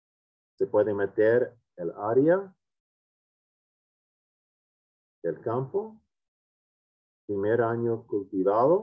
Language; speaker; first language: Spanish; non-native, fluent; English